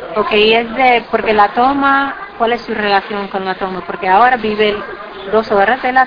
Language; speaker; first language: Spanish; non-native, fluent; English